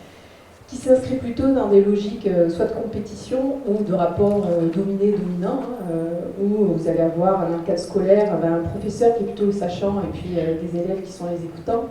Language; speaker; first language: French; native; French